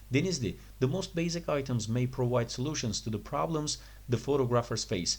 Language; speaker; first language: English; non-native, fluent; Turkish